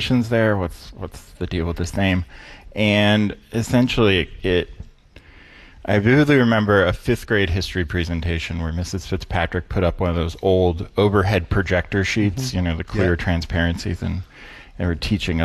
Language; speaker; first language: English; native; English